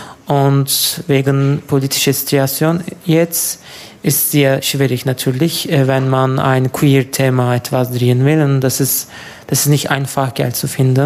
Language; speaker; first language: German; non-native, learner; Turkish